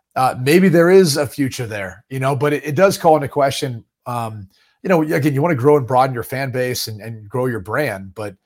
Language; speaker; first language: English; native; English